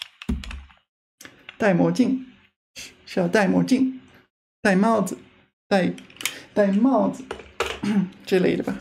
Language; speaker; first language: Chinese; non-native, fluent; English